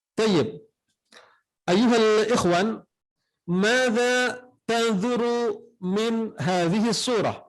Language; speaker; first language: Arabic; non-native, fluent; Indonesian